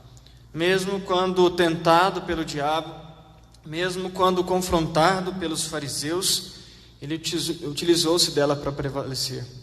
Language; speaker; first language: Portuguese; native; Portuguese